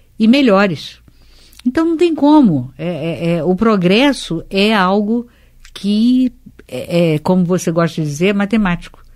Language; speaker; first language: Portuguese; native; Portuguese